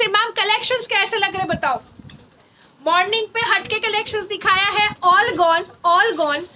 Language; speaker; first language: Hindi; non-native, local second language; Bangla